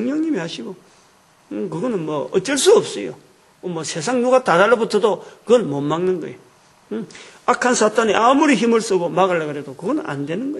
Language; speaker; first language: Korean; native; Korean